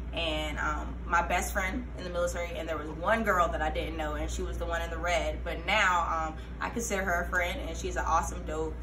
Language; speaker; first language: English; native; English